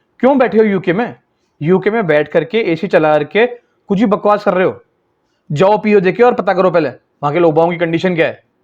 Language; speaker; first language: Hindi; native; Hindi